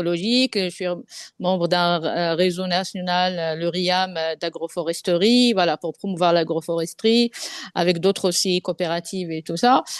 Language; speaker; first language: French; non-native, local second language; Arabic